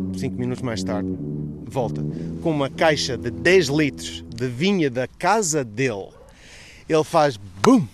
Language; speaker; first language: Portuguese; non-native, fluent; English